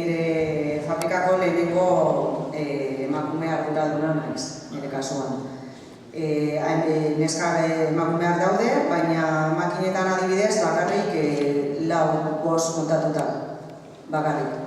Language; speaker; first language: Basque; non-native, local second language; Spanish